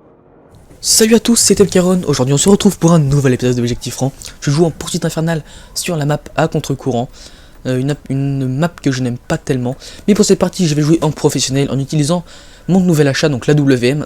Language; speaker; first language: French; native; French